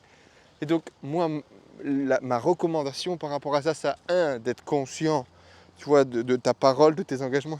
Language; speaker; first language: French; native; French